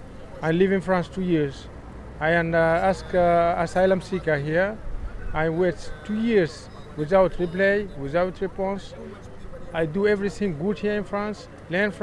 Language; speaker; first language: English; non-native, learner; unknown